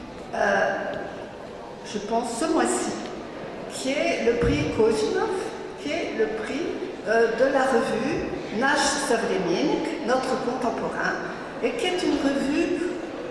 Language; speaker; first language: French; native; French